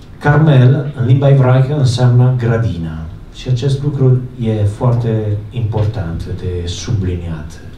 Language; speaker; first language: Romanian; non-native, fluent; Italian